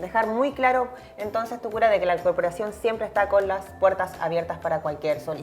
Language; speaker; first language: Spanish; native; Spanish